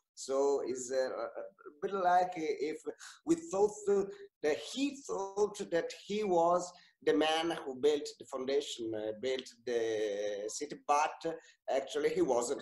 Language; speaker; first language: English; non-native, fluent; Italian